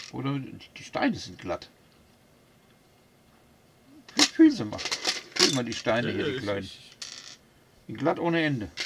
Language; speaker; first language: German; native; German